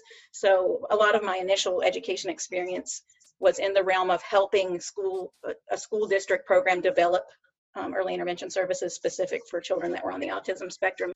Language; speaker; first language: English; native; English